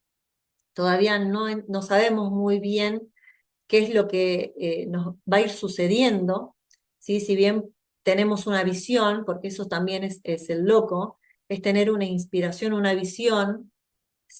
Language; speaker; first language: Spanish; native; Spanish